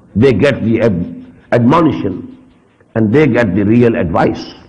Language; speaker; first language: English; non-native, local second language; Urdu